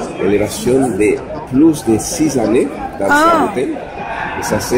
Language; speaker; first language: French; non-native, learner; Spanish